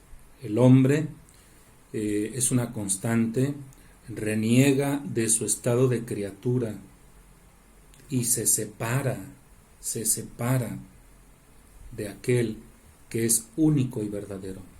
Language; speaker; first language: Spanish; native; Spanish